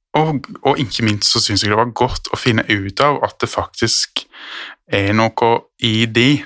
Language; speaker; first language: Norwegian; native; Norwegian